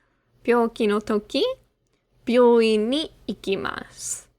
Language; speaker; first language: Japanese; non-native, fluent; English